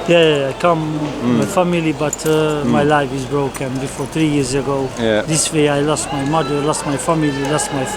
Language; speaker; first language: English; non-native, learner; Hungarian